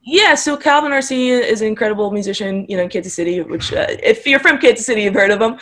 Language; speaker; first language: English; native; English